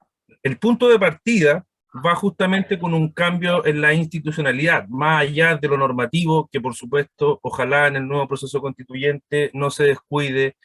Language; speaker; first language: Spanish; native; Spanish